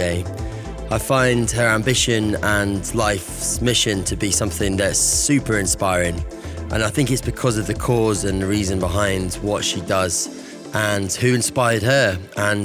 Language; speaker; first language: English; native; English